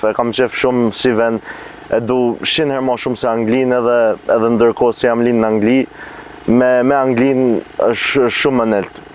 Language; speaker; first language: Albanian; early bilingual, heritage; Albanian